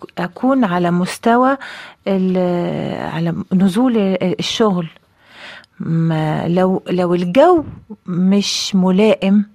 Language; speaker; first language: Egyptian Arabic; non-native, fluent; French